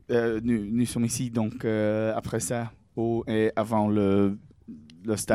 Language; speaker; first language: French; non-native, learner; English